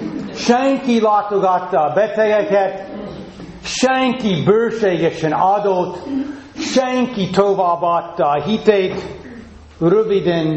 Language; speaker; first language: Hungarian; non-native, fluent; English